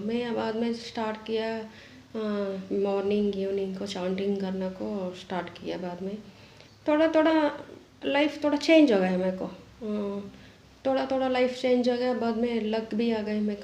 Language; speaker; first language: Hindi; non-native, local second language; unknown